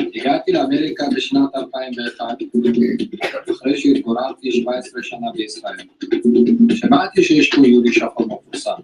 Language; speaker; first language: Hebrew; early bilingual, other home language; Amharic